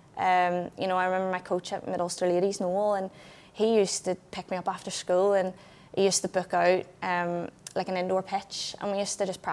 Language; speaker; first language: English; native; English